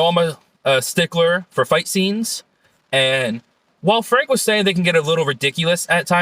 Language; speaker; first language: English; native; English